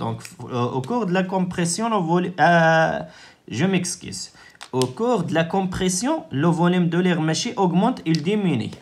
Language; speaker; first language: French; non-native, local second language; Arabic